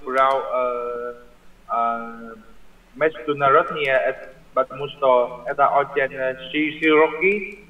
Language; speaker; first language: Russian; non-native, learner; Vietnamese